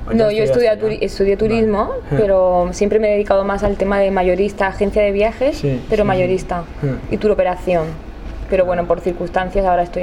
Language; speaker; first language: Spanish; native; Spanish